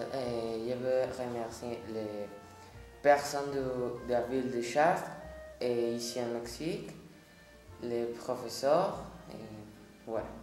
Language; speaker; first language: French; non-native, learner; Spanish